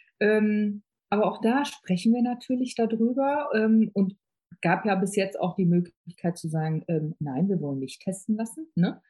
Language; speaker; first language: German; native; German